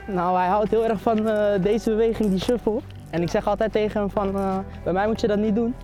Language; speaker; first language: Dutch; native; Dutch